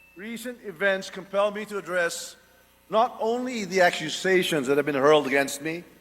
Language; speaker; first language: English; non-native, local second language; Filipino